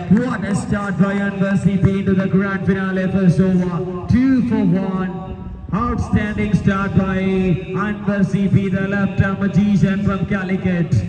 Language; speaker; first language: English; non-native, local second language; Malayalam